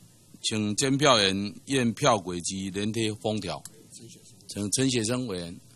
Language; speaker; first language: Chinese; native; Chinese